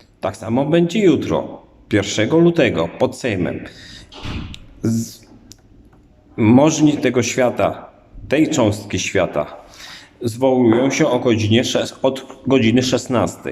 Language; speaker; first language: Polish; native; Polish